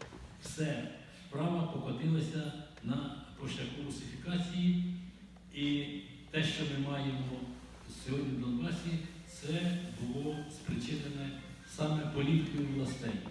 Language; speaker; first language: Ukrainian; native; Ukrainian